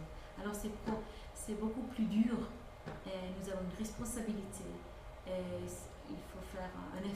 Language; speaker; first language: French; non-native, fluent; English